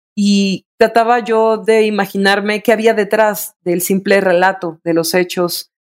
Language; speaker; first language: Spanish; native; Spanish